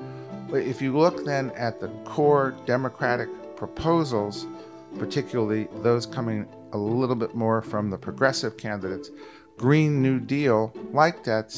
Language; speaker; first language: English; native; English